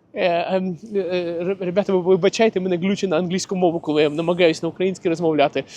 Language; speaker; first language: Ukrainian; non-native, local second language; Russian